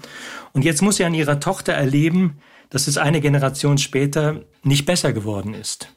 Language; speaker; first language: German; native; German